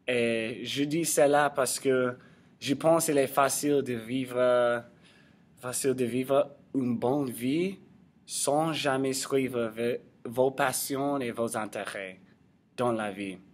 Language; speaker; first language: French; non-native, learner; English